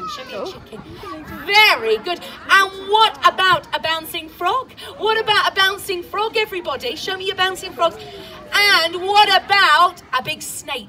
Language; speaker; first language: English; native; English